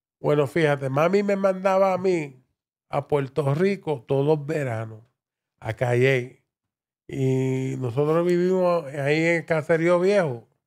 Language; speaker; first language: Spanish; early bilingual, heritage; Spanish